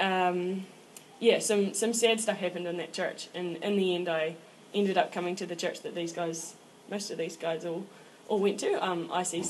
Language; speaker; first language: English; native; English